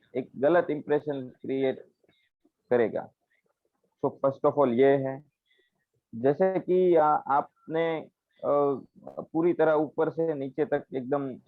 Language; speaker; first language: Hindi; non-native, local second language; Gujarati